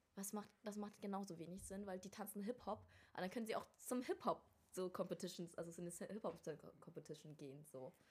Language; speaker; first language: German; early bilingual, other home language; Vietnamese